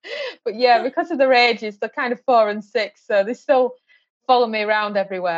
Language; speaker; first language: English; native; English